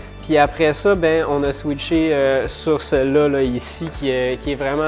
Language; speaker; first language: French; native; French